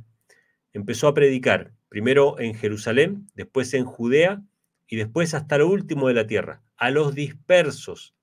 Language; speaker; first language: Spanish; native; Spanish